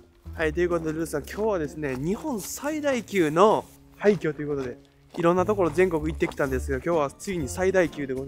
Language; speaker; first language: Japanese; native; Japanese